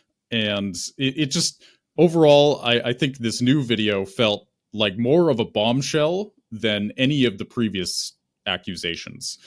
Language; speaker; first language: English; native; English